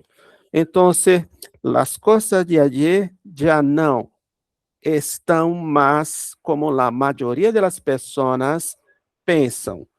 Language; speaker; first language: Spanish; non-native, learner; Portuguese